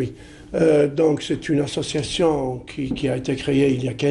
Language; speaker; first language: French; non-native, local second language; Arabic